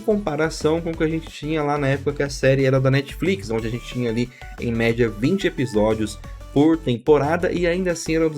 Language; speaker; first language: Portuguese; native; Portuguese